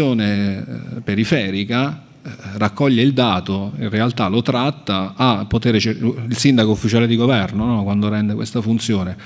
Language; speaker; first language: Italian; native; Italian